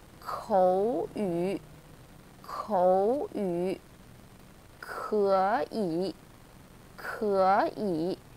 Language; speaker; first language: Chinese; non-native, fluent; Vietnamese